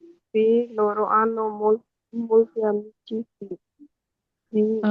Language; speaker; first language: Italian; non-native, learner; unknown